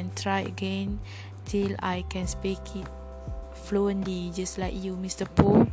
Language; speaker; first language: English; non-native, learner; Malay